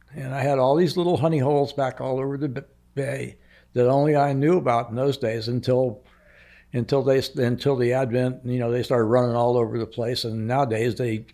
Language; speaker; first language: English; native; English